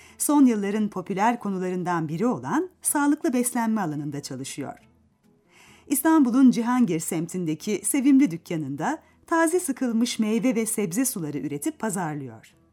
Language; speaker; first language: Turkish; native; Turkish